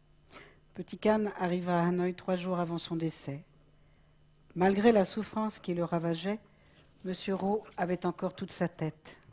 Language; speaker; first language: French; native; French